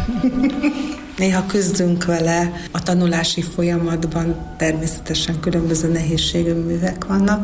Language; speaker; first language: Hungarian; native; Hungarian